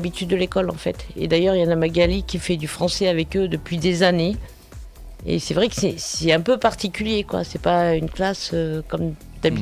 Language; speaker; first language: French; native; French